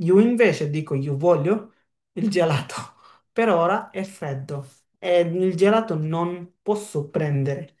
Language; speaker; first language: Italian; non-native, learner; Bangla